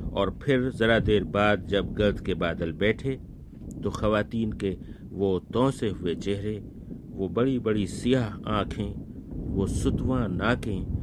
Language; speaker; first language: Urdu; native; Urdu